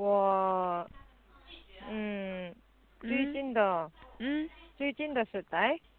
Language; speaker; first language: Chinese; non-native, learner; Korean